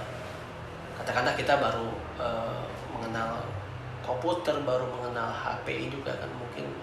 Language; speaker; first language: Indonesian; native; Indonesian